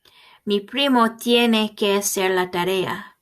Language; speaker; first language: Spanish; non-native, fluent; English